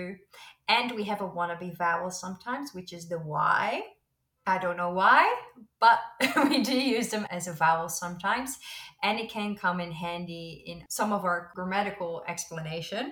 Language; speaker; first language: English; non-native, fluent; Dutch